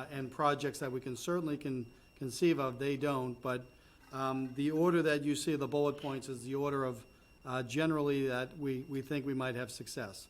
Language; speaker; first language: English; native; English